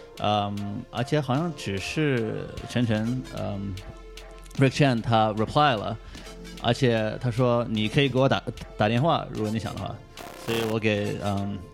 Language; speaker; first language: Chinese; early bilingual, heritage; Chinese